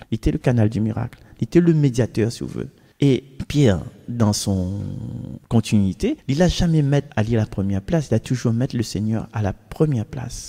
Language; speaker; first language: French; non-native, local second language; Réunion Creole French